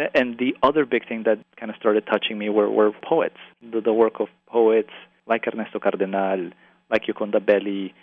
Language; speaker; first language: English; early bilingual, other home language; Spanish